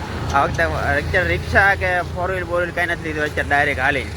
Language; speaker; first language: Gujarati; native; Gujarati